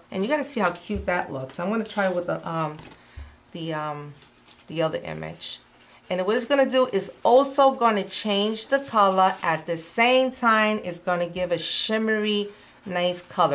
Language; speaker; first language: English; non-native, fluent; Spanish